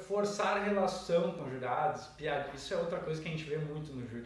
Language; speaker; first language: Portuguese; native; Portuguese